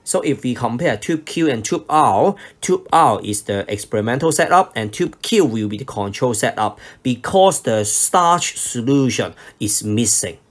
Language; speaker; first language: English; non-native, local second language; Cantonese